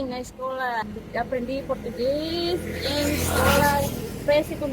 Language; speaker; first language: Portuguese; non-native, learner; Tetum